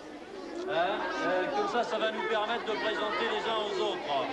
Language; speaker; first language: French; native; French